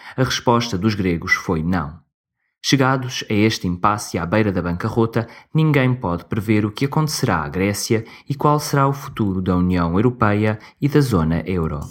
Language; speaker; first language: Portuguese; native; Portuguese